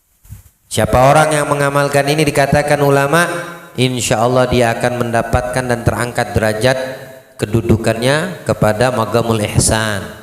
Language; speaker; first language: Indonesian; native; Indonesian